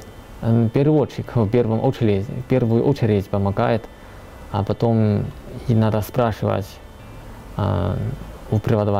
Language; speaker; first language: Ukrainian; non-native, learner; Chinese